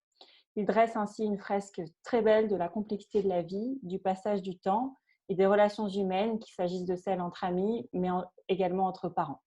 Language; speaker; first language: French; native; French